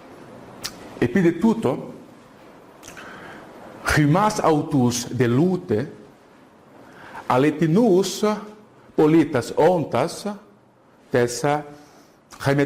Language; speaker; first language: Greek; non-native, fluent; Portuguese